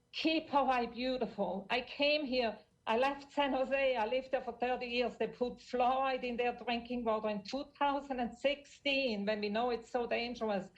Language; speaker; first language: English; non-native, fluent; German